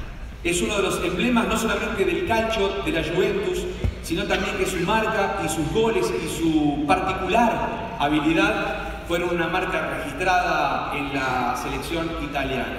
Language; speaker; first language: Spanish; native; Spanish